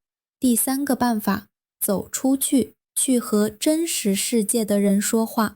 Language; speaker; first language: Chinese; non-native, fluent; Vietnamese